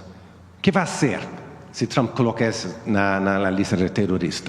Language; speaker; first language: Spanish; non-native, fluent; Swedish